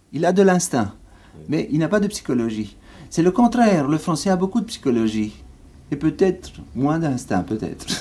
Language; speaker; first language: French; non-native, fluent; Greek